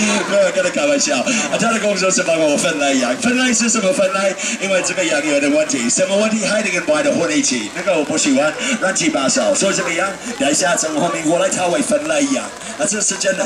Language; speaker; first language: Chinese; non-native, fluent; English